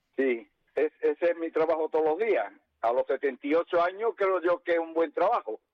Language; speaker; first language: Spanish; native; Spanish